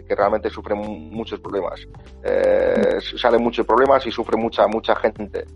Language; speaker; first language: Spanish; non-native, fluent; Azerbaijani